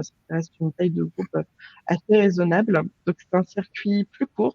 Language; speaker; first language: French; native; French